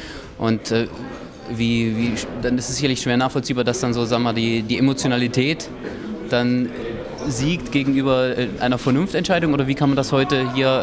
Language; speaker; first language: German; native; German